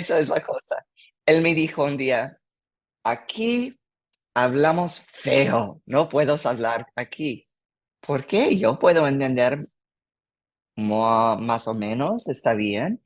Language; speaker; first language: Spanish; non-native, learner; English